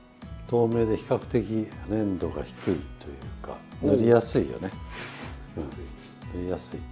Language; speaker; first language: Japanese; native; Japanese